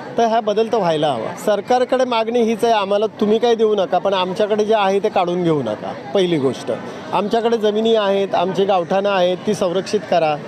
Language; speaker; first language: Marathi; native; Marathi